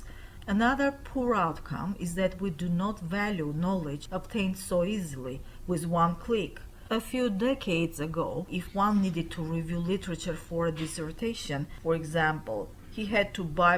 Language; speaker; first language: English; non-native, fluent; Armenian